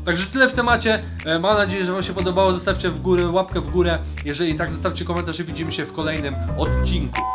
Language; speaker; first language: Polish; native; Polish